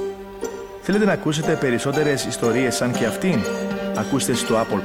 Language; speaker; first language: Greek; native; Greek